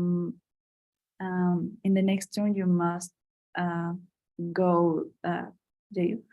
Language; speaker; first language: English; non-native, learner; Spanish